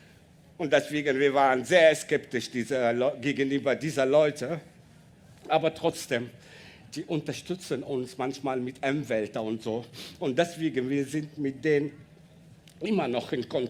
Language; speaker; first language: German; non-native, learner; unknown